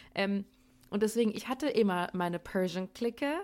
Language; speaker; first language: German; native; German